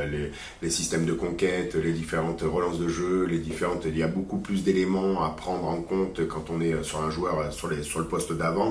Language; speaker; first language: French; native; French